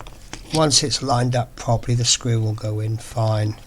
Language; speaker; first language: English; native; English